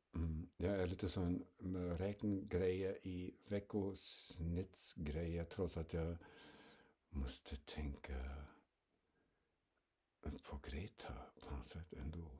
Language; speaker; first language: Swedish; non-native, fluent; German